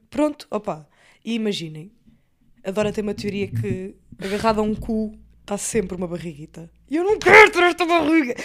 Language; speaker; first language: Portuguese; early bilingual, other home language; English